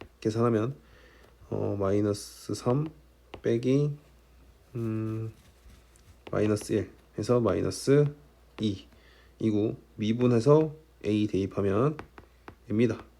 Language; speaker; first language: Korean; native; Korean